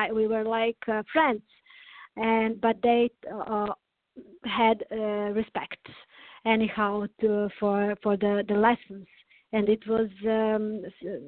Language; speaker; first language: English; non-native, learner; Serbian